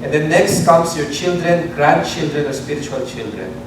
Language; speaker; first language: English; non-native, local second language; Filipino